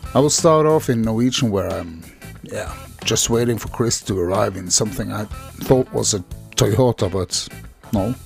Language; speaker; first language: English; non-native, fluent; Norwegian